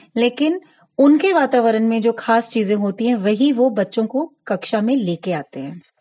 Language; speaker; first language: Hindi; non-native, local second language; Gujarati